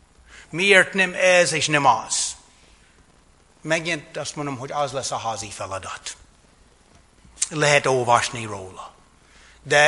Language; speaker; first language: Hungarian; non-native, fluent; English